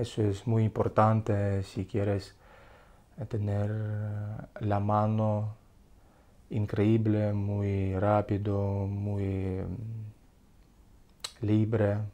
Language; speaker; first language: Spanish; non-native, learner; Russian